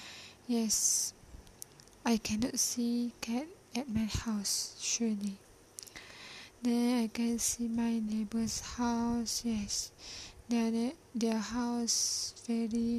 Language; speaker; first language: English; non-native, learner; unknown